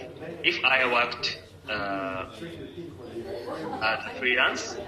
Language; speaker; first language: English; non-native, learner; Japanese